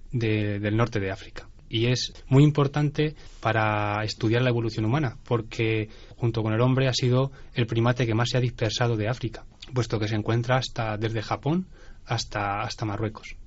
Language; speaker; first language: Spanish; native; Spanish